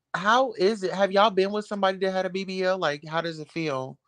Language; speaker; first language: English; native; English